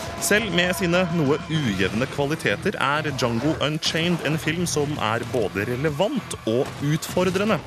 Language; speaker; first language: Norwegian; native; Norwegian